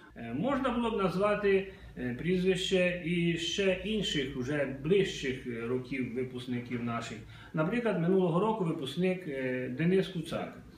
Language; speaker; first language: Ukrainian; native; Ukrainian